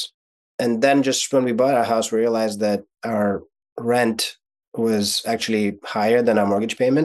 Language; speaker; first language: English; non-native, fluent; Russian